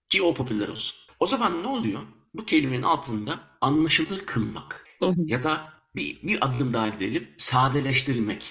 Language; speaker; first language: Turkish; early bilingual, heritage; Turkish